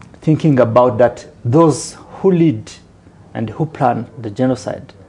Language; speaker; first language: English; non-native, local second language; Kinyarwanda